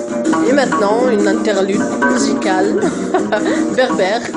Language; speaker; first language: French; non-native, local second language; Arabic